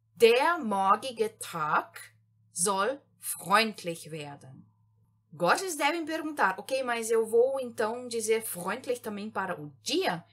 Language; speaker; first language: Portuguese; native; Portuguese